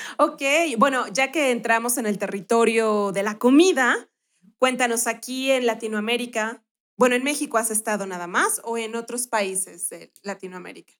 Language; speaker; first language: Spanish; native; Spanish